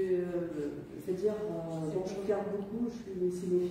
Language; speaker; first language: French; non-native, local second language; Arabic